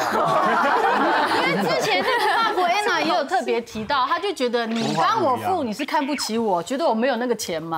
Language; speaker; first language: Chinese; native; Chinese